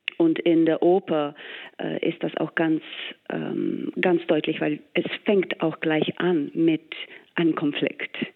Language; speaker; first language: German; non-native, fluent; English